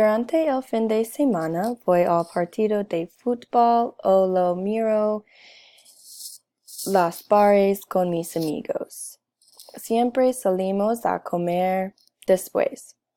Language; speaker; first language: Spanish; non-native, learner; English